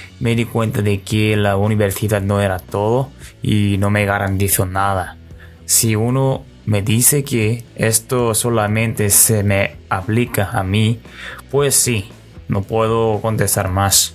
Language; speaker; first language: Spanish; non-native, learner; Korean